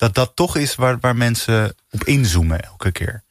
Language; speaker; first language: Dutch; native; Dutch